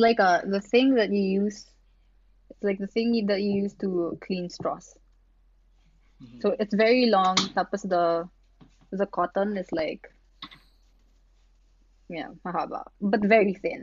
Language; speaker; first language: English; non-native, local second language; Filipino